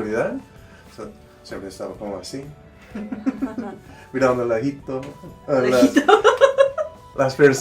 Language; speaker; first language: Spanish; non-native, learner; English